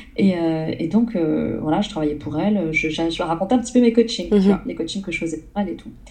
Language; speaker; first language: French; early bilingual, other home language; Arabic